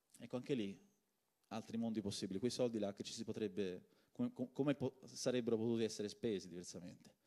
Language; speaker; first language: Italian; native; Italian